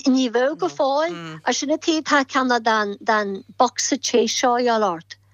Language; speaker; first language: Irish; native; Irish